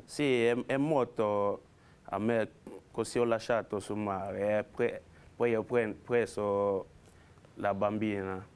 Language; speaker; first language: Italian; non-native, learner; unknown